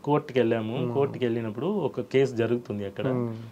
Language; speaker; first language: Telugu; non-native, fluent; Tamil